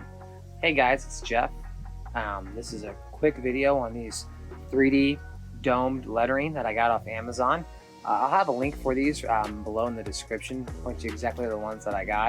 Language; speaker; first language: English; native; English